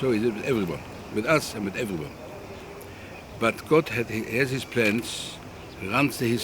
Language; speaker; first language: English; non-native, fluent; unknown